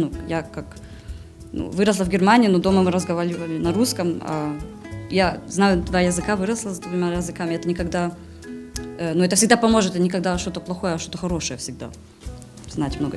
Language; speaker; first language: Russian; early bilingual, heritage; Russian